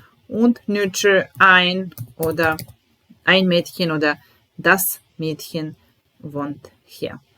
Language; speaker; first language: German; non-native, fluent; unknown